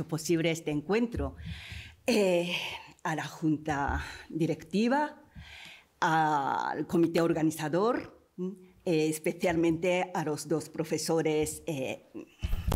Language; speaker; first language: Spanish; non-native, fluent; Japanese